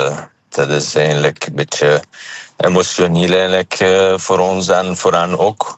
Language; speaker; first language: Dutch; non-native, fluent; Persian